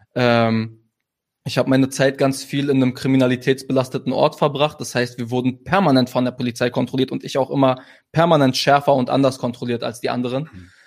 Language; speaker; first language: German; early bilingual, other home language; Arabic